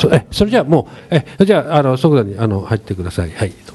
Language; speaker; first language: Japanese; native; Japanese